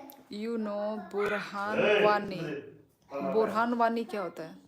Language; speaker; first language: Hindi; non-native, local second language; Kok Borok